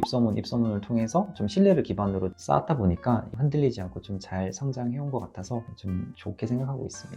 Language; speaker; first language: Korean; native; Korean